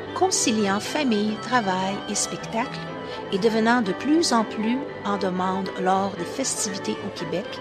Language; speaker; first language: French; native; French